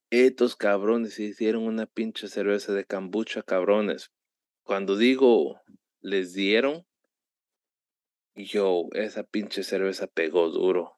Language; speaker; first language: Spanish; early bilingual, heritage; Spanish